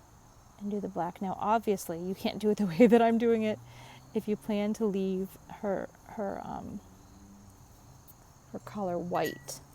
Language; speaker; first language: English; native; English